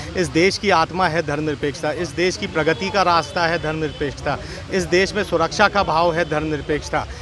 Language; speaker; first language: Hindi; native; Hindi